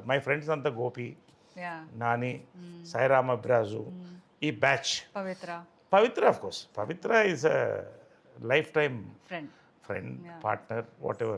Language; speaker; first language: Telugu; native; Telugu